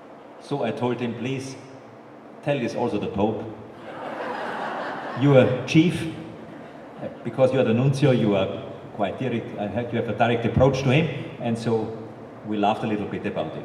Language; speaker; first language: English; non-native, fluent; German